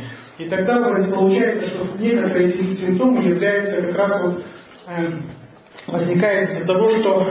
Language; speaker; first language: Russian; native; Russian